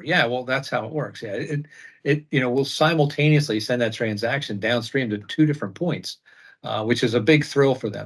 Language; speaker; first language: English; native; English